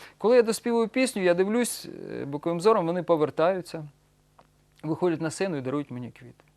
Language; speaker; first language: Ukrainian; non-native, local second language; Russian